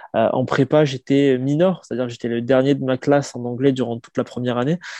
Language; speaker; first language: French; native; French